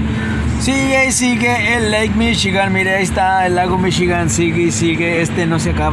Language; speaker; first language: Spanish; native; Spanish